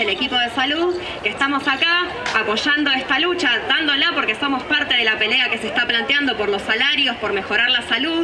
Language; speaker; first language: Spanish; native; Spanish